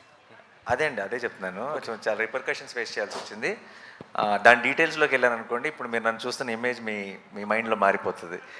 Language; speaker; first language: Telugu; native; Telugu